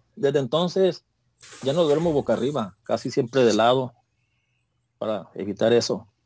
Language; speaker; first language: Spanish; native; Spanish